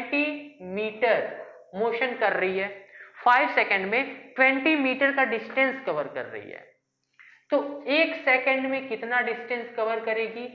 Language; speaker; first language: Hindi; native; Hindi